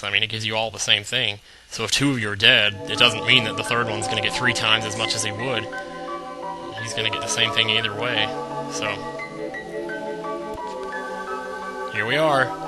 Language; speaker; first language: English; native; English